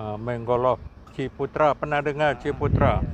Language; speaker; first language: Malay; native; Malay